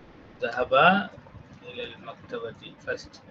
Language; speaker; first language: Arabic; non-native, fluent; Tamil